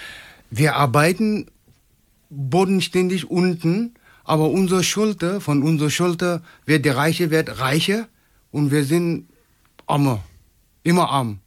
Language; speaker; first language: German; non-native, learner; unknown